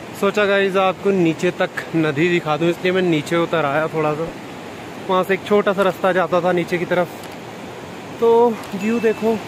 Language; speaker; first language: Hindi; non-native, local second language; Punjabi